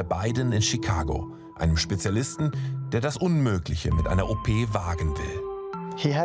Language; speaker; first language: German; native; German